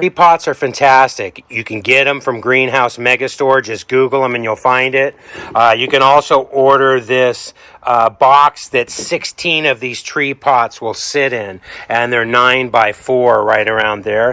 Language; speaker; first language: English; native; English